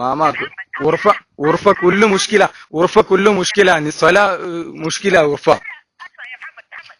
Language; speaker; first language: Arabic; non-native, learner; Malayalam